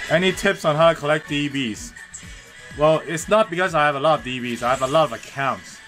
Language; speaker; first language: English; non-native, local second language; Cantonese